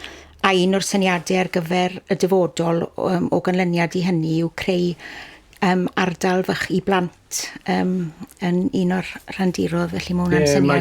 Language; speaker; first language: Welsh; native; Welsh